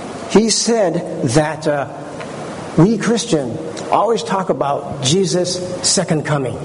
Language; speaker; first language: English; early bilingual, other home language; Chinese